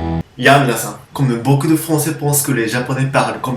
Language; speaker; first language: French; non-native, learner; Japanese